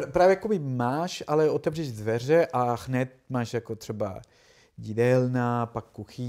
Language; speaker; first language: Czech; non-native, learner; Spanish